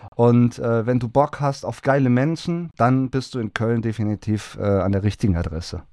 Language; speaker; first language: German; non-native, fluent; Spanish